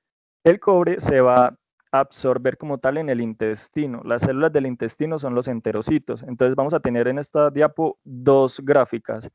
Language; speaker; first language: Spanish; native; Spanish